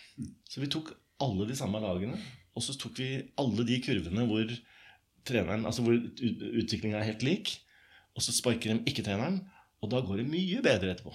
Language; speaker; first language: Norwegian; native; Norwegian